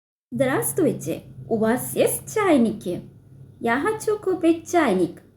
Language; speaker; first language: Russian; non-native, fluent; Sinhala